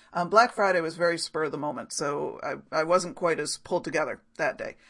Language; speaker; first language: English; native; English